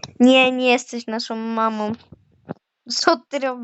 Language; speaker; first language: Polish; native; Polish